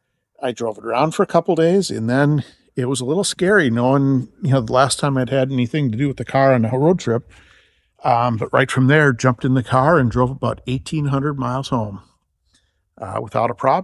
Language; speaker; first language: English; native; English